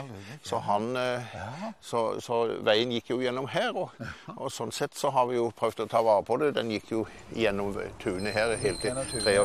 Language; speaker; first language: Norwegian; native; Norwegian